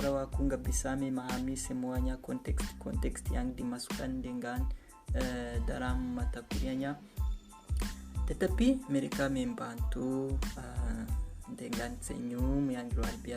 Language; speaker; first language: Indonesian; non-native, fluent; Kinyarwanda